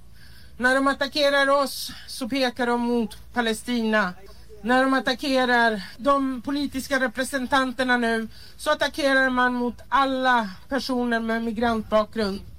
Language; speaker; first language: Swedish; early bilingual, other home language; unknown